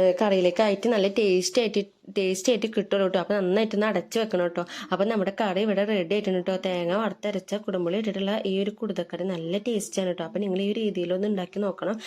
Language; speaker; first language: Malayalam; native; Malayalam